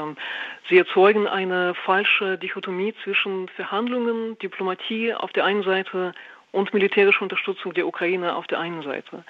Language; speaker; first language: German; non-native, fluent; Russian